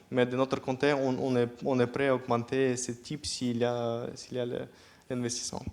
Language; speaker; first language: French; non-native, fluent; Ukrainian